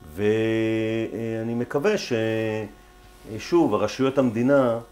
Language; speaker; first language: Hebrew; native; Hebrew